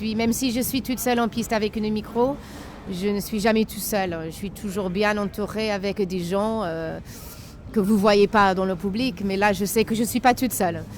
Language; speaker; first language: French; non-native, fluent; English